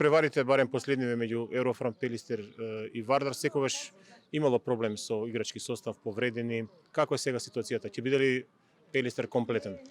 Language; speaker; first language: Macedonian; native; Macedonian